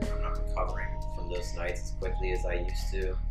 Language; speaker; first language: English; native; English